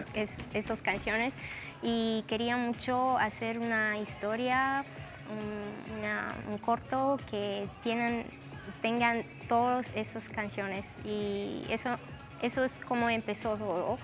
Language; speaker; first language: Spanish; non-native, fluent; Romanian